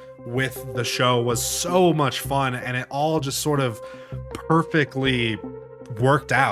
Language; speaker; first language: English; native; English